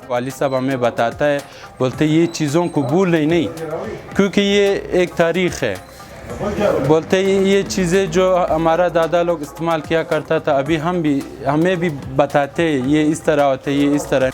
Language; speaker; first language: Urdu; non-native, local second language; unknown